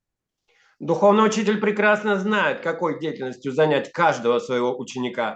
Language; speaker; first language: Russian; native; Russian